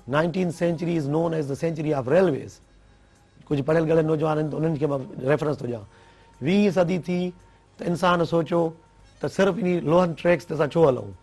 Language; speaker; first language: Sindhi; native; Sindhi